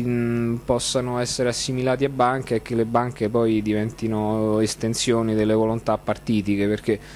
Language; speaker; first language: Italian; native; Italian